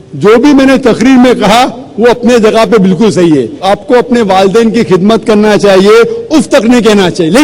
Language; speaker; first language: Urdu; non-native, local second language; Konkani